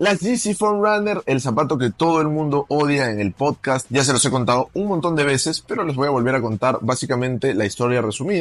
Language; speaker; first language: Spanish; native; Spanish